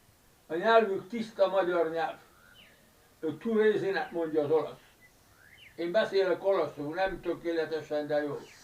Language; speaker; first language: Hungarian; early bilingual, heritage; Hungarian